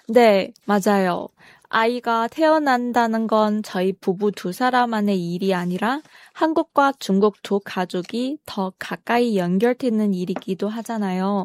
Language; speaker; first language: Korean; non-native, fluent; Chinese